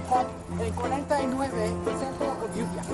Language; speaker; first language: Spanish; non-native, learner; English